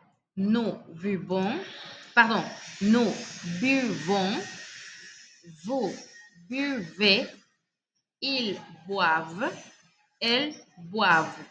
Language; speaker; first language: French; non-native, fluent; Spanish